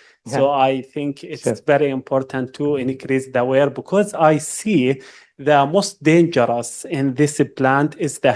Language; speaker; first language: English; non-native, learner; Arabic